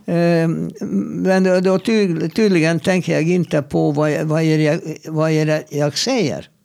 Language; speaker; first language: Swedish; non-native, fluent; Hungarian